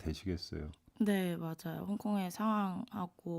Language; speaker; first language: Korean; non-native, fluent; Cantonese